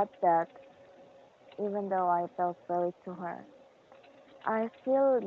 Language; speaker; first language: English; non-native, learner; Korean